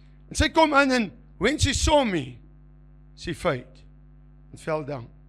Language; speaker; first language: English; non-native, learner; Afrikaans